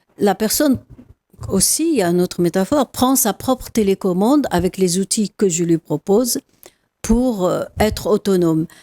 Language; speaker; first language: French; non-native, local second language; Arabic